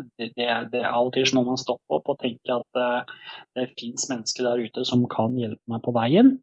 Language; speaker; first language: Norwegian; early bilingual, other home language; Bosnian